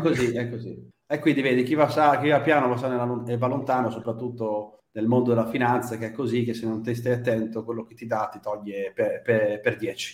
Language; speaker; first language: Italian; native; Italian